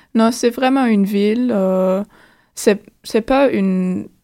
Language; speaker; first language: French; non-native, fluent; German